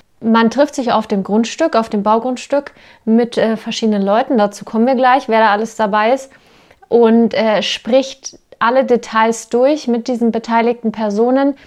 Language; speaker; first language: German; native; German